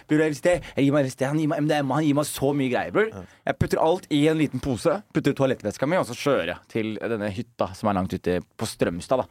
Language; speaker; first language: Norwegian; early bilingual, other home language; Somali